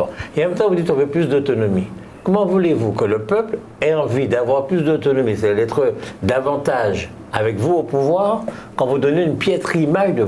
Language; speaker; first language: French; native; French